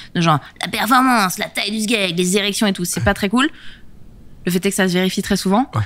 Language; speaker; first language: French; native; French